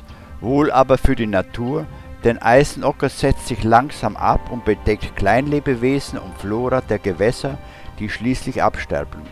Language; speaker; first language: German; native; German